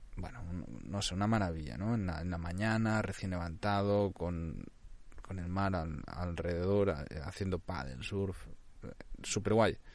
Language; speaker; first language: Spanish; non-native, local second language; Catalan